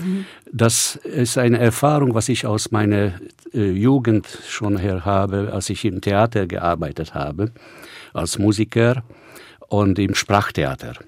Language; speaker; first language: German; non-native, fluent; Hungarian